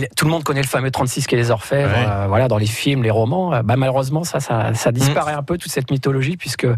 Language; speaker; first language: French; native; French